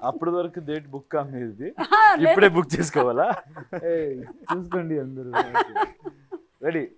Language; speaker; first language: Telugu; non-native, fluent; Kannada